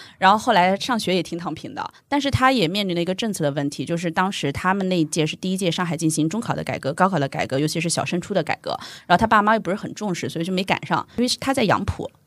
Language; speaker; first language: Chinese; native; Chinese